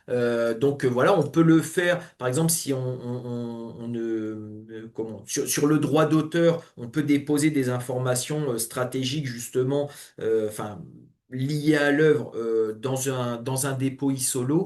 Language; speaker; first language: French; native; French